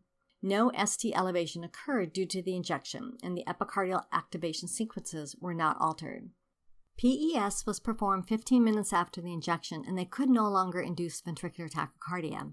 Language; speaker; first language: English; native; English